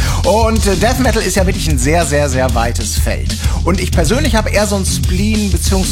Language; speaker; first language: German; native; German